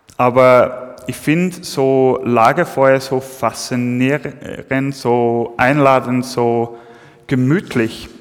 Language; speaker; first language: German; non-native, fluent; English